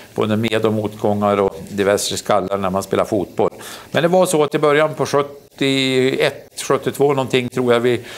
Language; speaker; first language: Swedish; native; Swedish